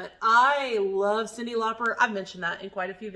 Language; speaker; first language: English; native; English